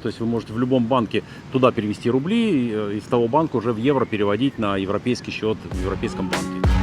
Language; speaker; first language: Russian; native; Russian